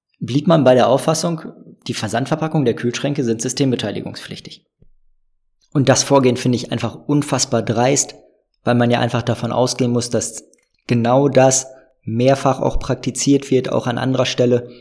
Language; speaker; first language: German; native; German